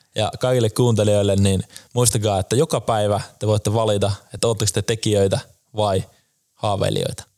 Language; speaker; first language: Finnish; native; Finnish